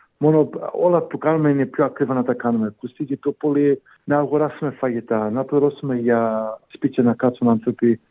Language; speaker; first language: Greek; early bilingual, heritage; Greek